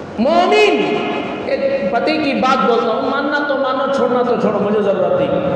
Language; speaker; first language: Urdu; native; Urdu